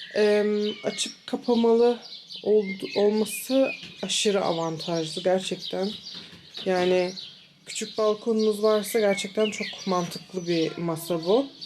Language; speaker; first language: Turkish; early bilingual, heritage; Turkish